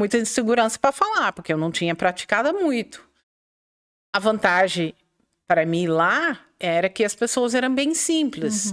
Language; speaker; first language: Portuguese; non-native, fluent; Dutch